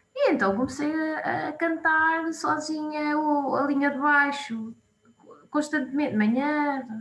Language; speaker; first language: Portuguese; native; Portuguese